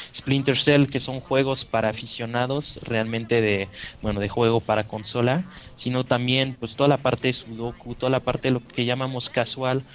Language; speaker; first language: Spanish; non-native, fluent; French